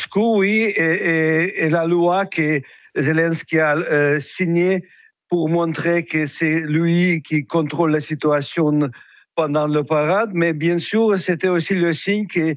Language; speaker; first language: French; non-native, fluent; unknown